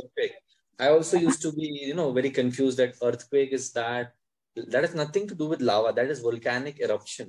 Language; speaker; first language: English; non-native, local second language; Hindi